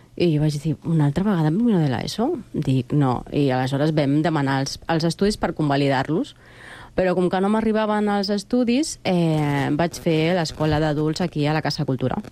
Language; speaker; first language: Catalan; non-native, fluent; Spanish